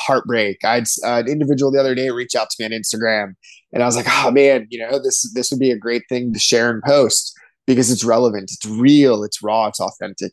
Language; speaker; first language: English; native; English